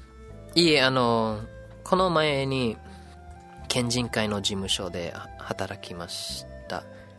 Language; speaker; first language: Japanese; non-native, learner; English